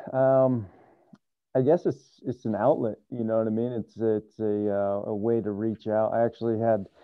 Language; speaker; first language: English; native; English